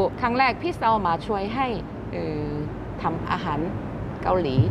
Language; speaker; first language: Thai; non-native, learner; Korean